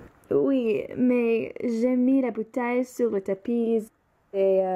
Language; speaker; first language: French; non-native, learner; English